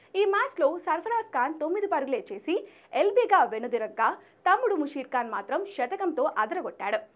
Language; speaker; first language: Telugu; native; Telugu